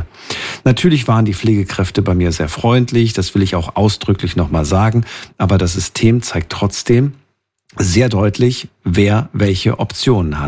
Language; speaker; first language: German; native; German